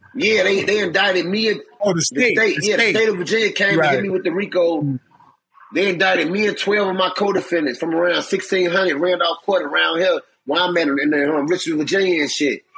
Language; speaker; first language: English; native; English